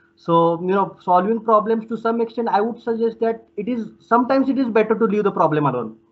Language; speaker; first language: English; non-native, local second language; Marathi